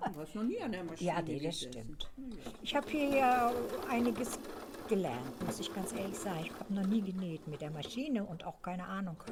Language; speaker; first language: German; native; German